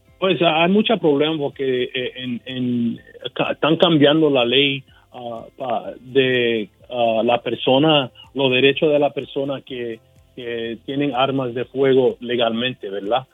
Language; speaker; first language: Spanish; early bilingual, heritage; Spanish